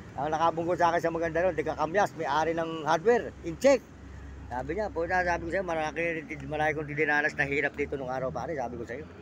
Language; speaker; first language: Filipino; native; Filipino